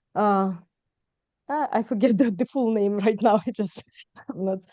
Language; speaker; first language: English; non-native, fluent; Ukrainian